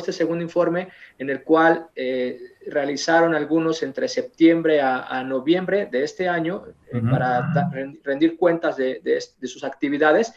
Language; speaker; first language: Spanish; native; Spanish